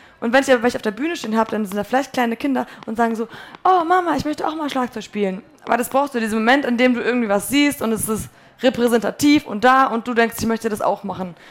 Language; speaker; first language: German; early bilingual, other home language; Polish